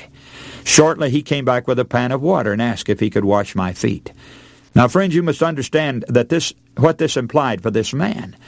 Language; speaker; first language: English; native; English